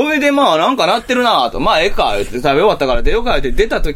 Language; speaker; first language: Japanese; native; Japanese